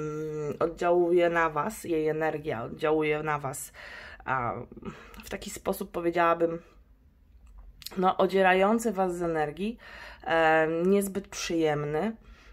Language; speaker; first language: Polish; native; Polish